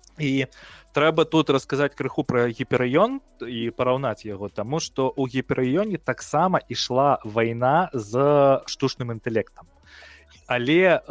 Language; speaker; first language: Belarusian; non-native, local second language; Russian